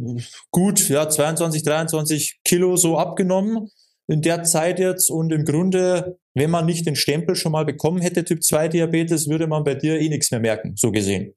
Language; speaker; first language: German; native; German